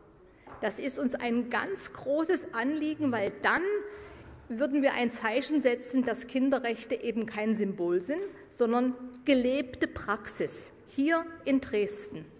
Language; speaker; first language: German; native; German